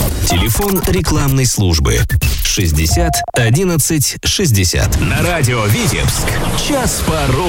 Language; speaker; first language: Russian; native; Russian